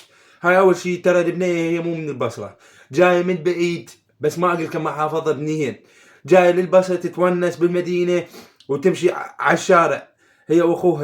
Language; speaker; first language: Arabic; native; Arabic